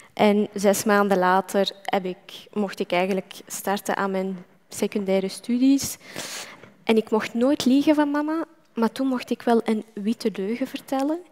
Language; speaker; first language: Dutch; non-native, fluent; Arabic